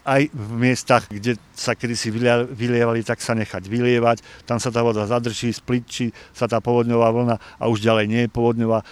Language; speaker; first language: Slovak; native; Slovak